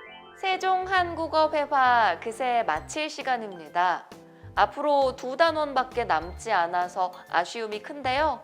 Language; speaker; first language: Korean; native; Korean